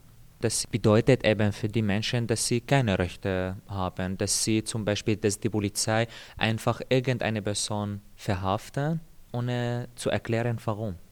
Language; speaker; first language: German; non-native, fluent; Arabic